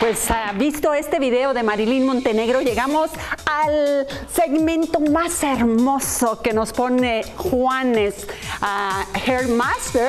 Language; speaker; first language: Spanish; native; Spanish